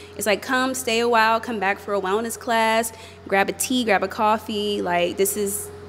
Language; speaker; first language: English; native; English